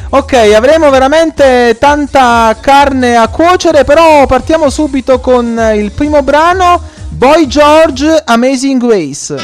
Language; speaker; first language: Italian; native; Italian